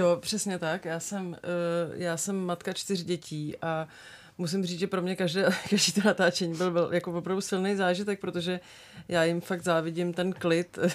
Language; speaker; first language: Czech; native; Czech